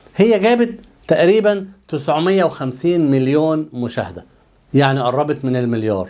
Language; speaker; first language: Arabic; native; Arabic